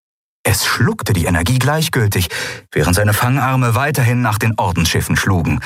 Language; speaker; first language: German; native; German